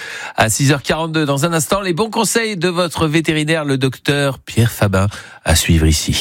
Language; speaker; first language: French; native; French